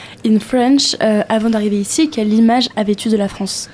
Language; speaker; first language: French; native; French